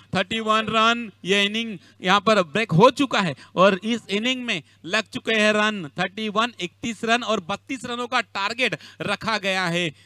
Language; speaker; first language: Hindi; non-native, local second language; Marathi